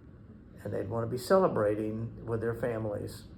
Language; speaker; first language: English; native; English